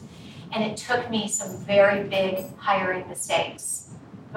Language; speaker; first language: English; native; English